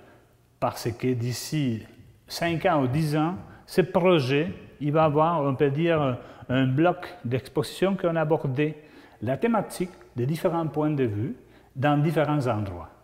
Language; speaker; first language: French; non-native, fluent; Spanish